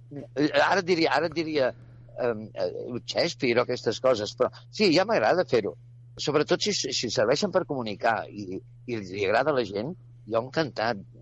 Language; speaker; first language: Catalan; native; Catalan